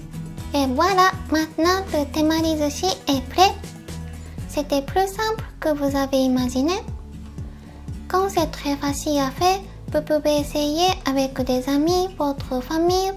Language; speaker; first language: French; non-native, fluent; Japanese